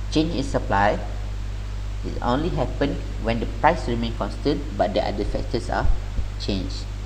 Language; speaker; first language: English; non-native, local second language; Malay